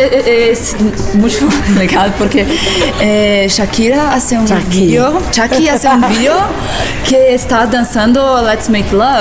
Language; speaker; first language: Spanish; non-native, learner; Portuguese